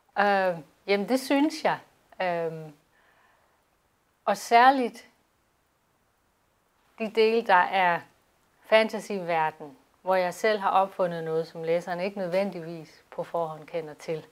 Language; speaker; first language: Danish; native; Danish